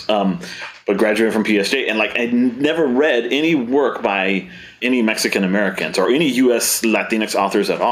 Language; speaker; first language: English; native; English